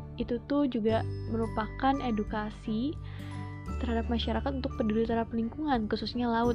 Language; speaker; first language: Indonesian; native; Indonesian